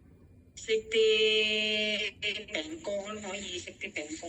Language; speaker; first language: Cantonese; non-native, learner; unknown